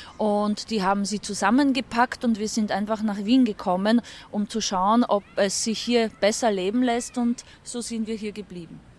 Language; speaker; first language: German; early bilingual, other home language; Polish